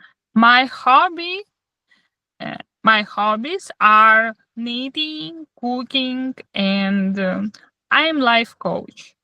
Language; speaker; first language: English; non-native, learner; Russian